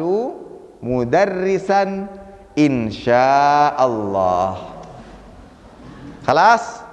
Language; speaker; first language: Arabic; non-native, fluent; Indonesian